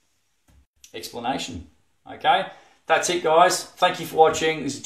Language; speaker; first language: English; native; English